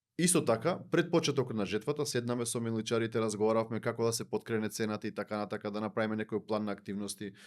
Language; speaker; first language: Macedonian; native; Macedonian